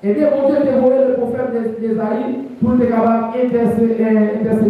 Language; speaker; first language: French; non-native, local second language; Haitian Creole